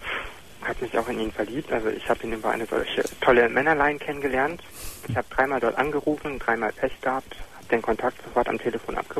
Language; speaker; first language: German; native; German